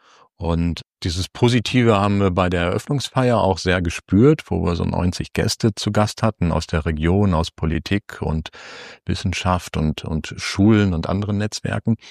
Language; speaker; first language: German; native; German